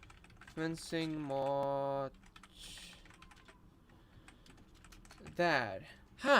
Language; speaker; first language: Swedish; non-native, learner; Russian